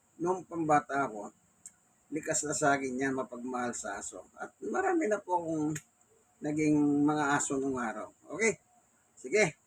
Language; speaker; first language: Filipino; non-native, local second language; Pampanga